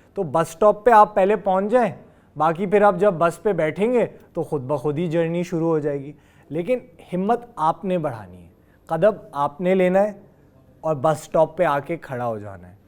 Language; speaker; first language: Urdu; native; Urdu